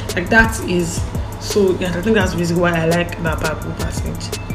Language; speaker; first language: English; non-native, local second language; Igbo